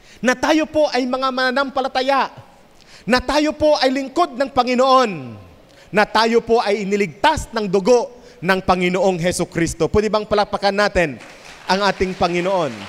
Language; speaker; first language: Filipino; non-native, local second language; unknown